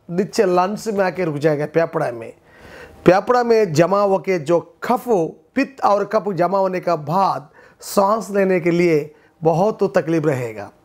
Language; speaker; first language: Hindi; non-native, local second language; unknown